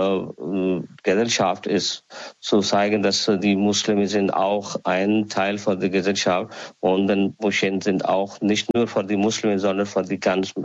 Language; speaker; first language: German; non-native, learner; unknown